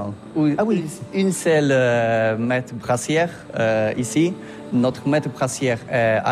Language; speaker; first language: French; non-native, fluent; Polish